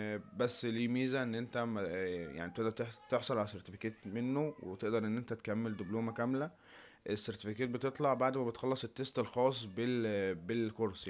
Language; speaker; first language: Arabic; native; Arabic